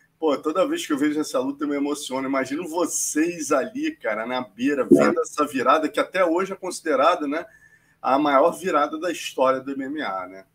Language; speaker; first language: Portuguese; native; Portuguese